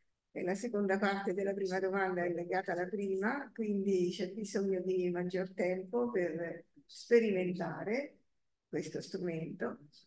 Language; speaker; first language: Italian; native; Italian